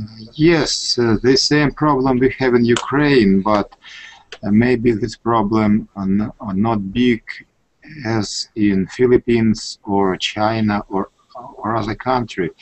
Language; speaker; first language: English; non-native, learner; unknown